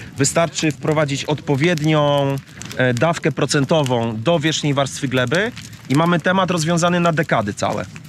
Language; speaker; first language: Polish; native; Polish